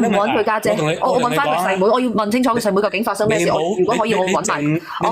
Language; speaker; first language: Cantonese; native; Cantonese